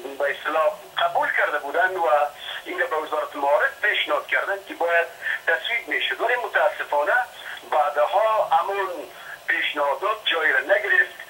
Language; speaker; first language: Persian; non-native, local second language; Shughni